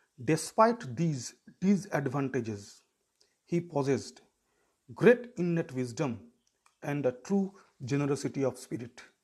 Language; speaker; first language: English; non-native, local second language; Bangla